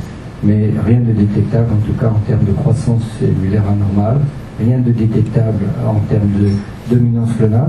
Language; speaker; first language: French; native; French